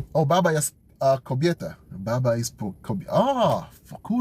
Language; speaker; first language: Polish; non-native, learner; English